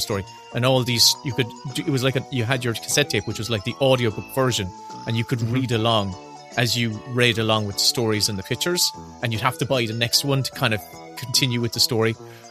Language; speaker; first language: English; native; English